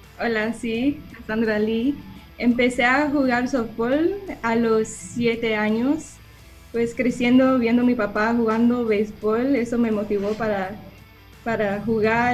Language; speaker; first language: Spanish; early bilingual, heritage; English